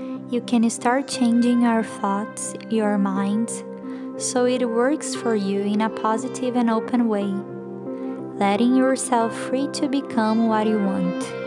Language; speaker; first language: English; non-native, fluent; Portuguese